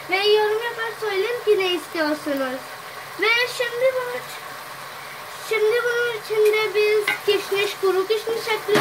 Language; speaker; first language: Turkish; non-native, learner; Urdu